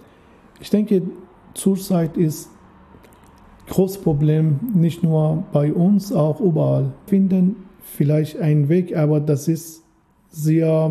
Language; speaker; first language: German; non-native, fluent; Persian